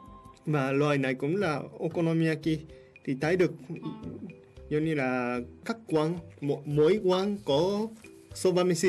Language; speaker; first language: Vietnamese; non-native, fluent; Japanese